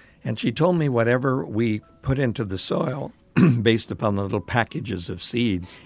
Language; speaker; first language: English; native; English